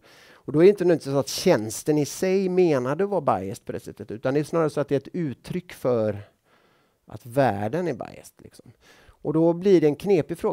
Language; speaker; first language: Swedish; native; Swedish